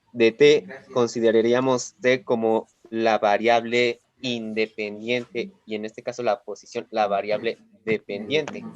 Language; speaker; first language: Spanish; native; Spanish